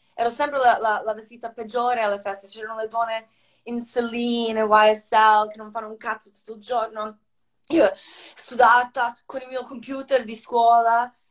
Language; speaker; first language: Italian; non-native, fluent; Croatian